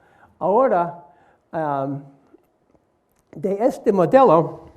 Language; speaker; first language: Spanish; non-native, learner; English